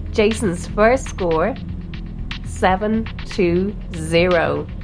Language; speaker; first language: English; native; English